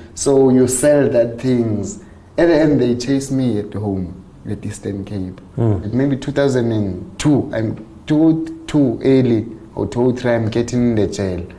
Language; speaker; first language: English; non-native, local second language; Xhosa